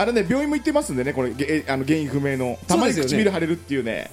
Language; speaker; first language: Japanese; native; Japanese